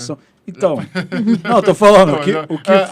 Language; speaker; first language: Portuguese; native; Portuguese